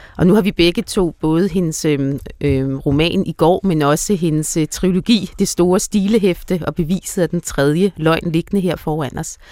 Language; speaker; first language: Danish; native; Danish